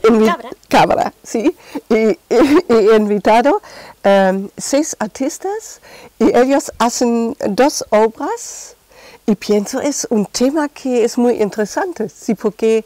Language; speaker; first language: Spanish; non-native, fluent; German